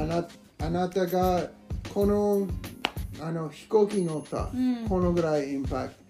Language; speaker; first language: Japanese; non-native, learner; English